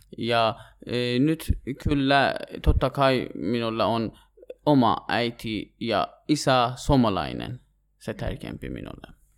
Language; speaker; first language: Finnish; non-native, learner; Persian